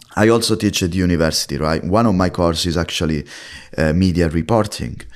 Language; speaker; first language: English; non-native, fluent; Italian